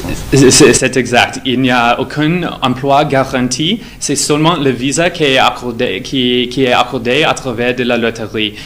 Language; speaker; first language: French; non-native, fluent; English